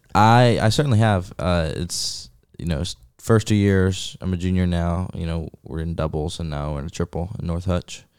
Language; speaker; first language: English; native; English